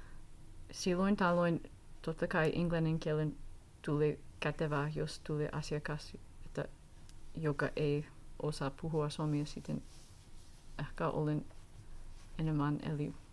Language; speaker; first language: Finnish; non-native, learner; English